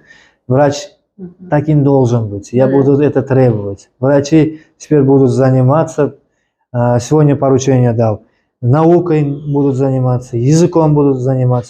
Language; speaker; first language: Russian; non-native, local second language; Uzbek